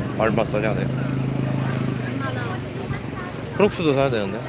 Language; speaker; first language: Korean; native; Korean